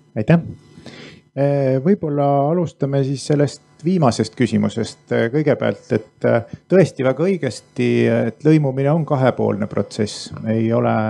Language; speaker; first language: Estonian; native; Estonian